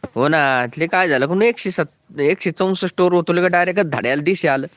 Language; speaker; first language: Hindi; non-native, local second language; Marathi